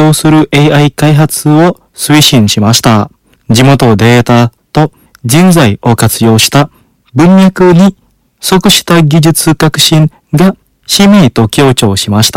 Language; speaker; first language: Japanese; non-native, fluent; Indonesian